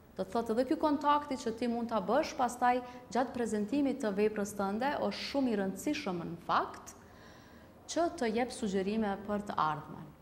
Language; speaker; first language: Albanian; native; Albanian